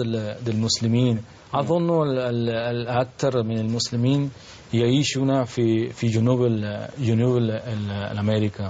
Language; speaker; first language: Arabic; non-native, learner; Spanish